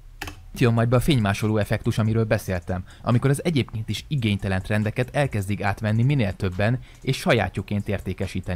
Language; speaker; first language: Hungarian; native; Hungarian